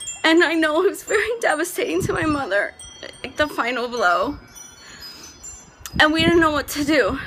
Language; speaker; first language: English; native; English